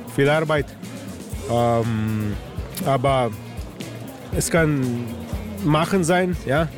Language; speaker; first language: German; non-native, learner; Slovenian